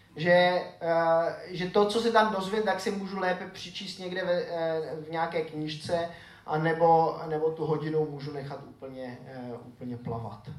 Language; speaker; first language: Czech; native; Czech